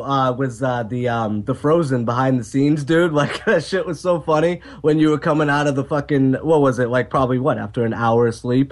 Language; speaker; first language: English; native; English